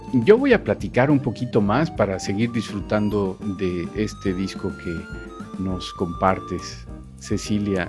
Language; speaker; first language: Spanish; native; Spanish